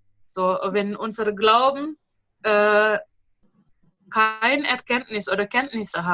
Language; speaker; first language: German; non-native, fluent; Indonesian